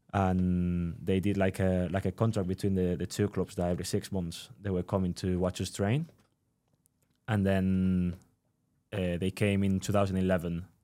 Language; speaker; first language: English; non-native, fluent; Spanish